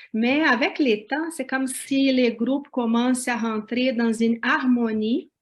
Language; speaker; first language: French; non-native, fluent; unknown